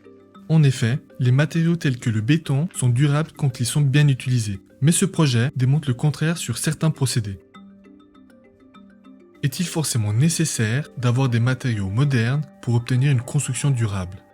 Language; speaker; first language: French; native; French